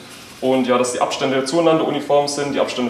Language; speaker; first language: German; native; German